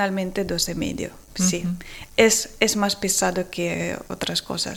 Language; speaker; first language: Spanish; non-native, learner; Ukrainian